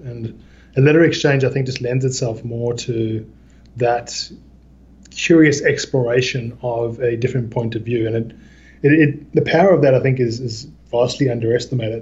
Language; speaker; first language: English; native; English